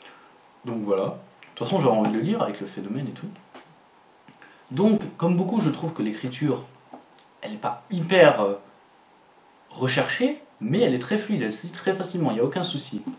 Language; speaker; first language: French; native; French